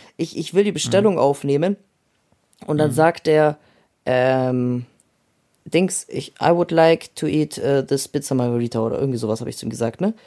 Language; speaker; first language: German; early bilingual, other home language; Russian